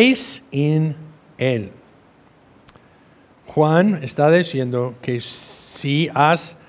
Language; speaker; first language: Spanish; non-native, fluent; English